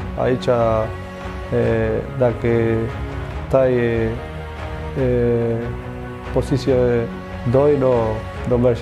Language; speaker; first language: Romanian; non-native, learner; Spanish